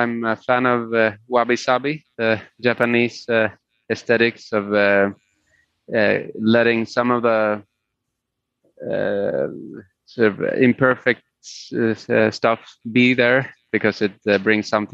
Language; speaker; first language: English; non-native, fluent; Spanish